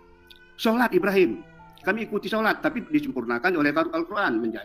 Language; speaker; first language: Indonesian; native; Indonesian